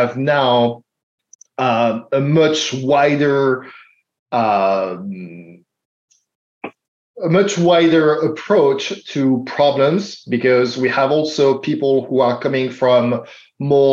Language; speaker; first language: English; non-native, fluent; French